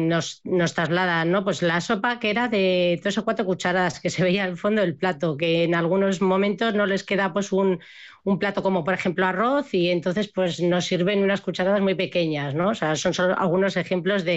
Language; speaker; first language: Spanish; native; Spanish